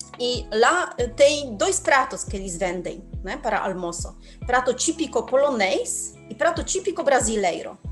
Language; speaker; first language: Portuguese; non-native, fluent; Polish